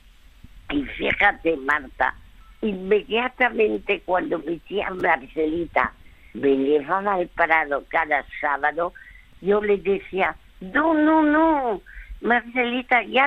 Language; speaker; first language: Spanish; early bilingual, other home language; French